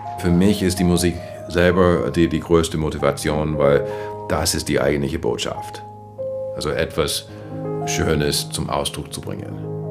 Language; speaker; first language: German; non-native, fluent; English